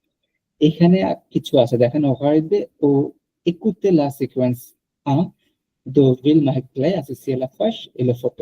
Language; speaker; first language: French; non-native, fluent; Bangla